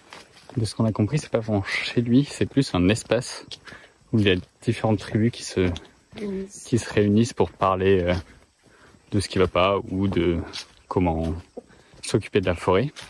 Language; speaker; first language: French; native; French